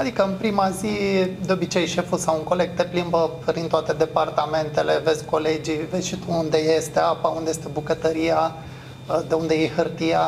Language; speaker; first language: Romanian; native; Romanian